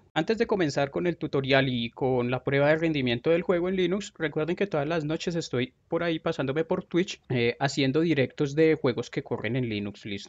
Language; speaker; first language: Spanish; native; Spanish